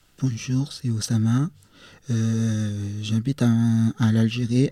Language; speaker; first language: French; non-native, learner; Arabic